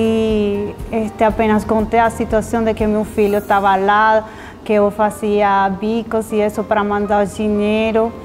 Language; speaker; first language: Portuguese; non-native, fluent; Spanish